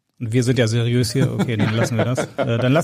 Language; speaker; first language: German; native; German